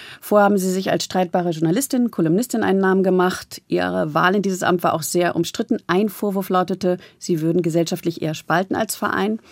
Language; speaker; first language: German; native; German